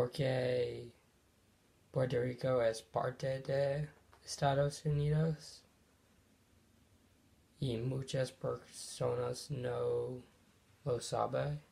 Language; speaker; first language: Spanish; non-native, learner; English